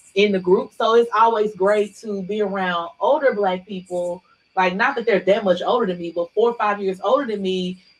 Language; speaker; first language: English; native; English